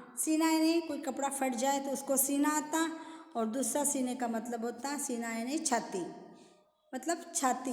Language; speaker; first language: Hindi; non-native, local second language; Marathi